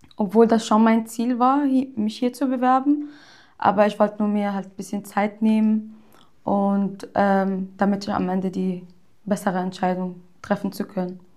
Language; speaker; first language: German; early bilingual, other home language; Arabic